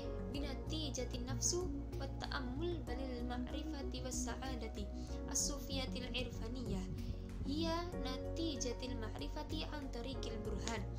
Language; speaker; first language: Arabic; non-native, learner; Indonesian